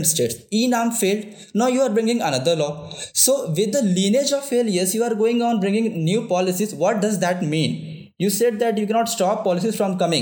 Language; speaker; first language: English; non-native, local second language; Hindi